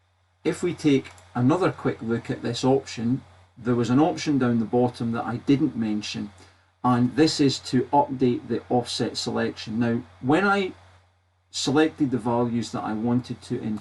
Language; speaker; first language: English; native; English